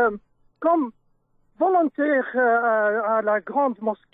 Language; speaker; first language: French; non-native, local second language; Dutch